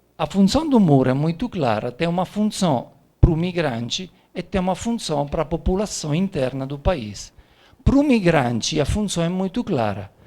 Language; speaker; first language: Portuguese; non-native, fluent; Italian